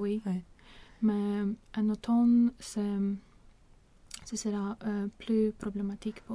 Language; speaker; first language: French; non-native, learner; Swedish